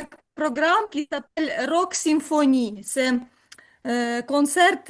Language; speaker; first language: French; non-native, learner; Ukrainian